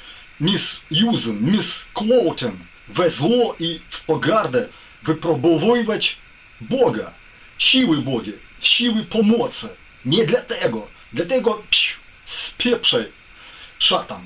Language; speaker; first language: Polish; non-native, learner; Ukrainian